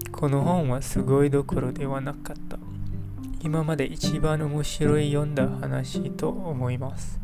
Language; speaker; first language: Japanese; non-native, learner; English